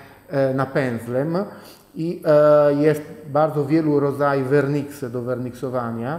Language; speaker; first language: Polish; non-native, fluent; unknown